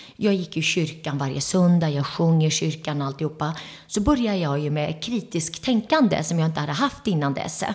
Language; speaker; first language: Swedish; early bilingual, other home language; Turoyo